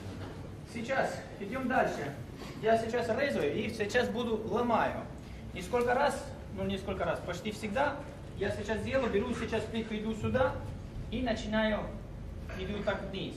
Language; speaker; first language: Russian; non-native, learner; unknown